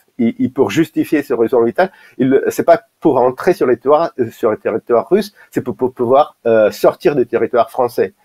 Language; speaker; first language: French; non-native, fluent; Russian